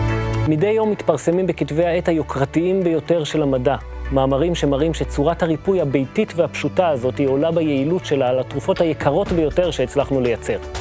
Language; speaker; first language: Hebrew; native; Hebrew